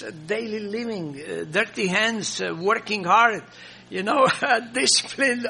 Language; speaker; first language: English; non-native, fluent; Croatian